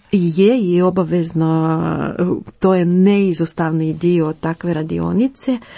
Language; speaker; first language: Croatian; non-native, fluent; Ukrainian